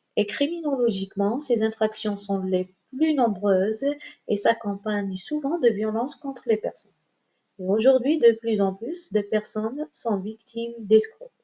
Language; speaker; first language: French; non-native, local second language; Arabic